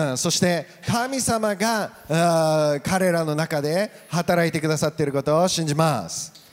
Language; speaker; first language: Japanese; native; Japanese